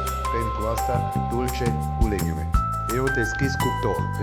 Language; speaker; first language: Romanian; non-native, learner; Swiss German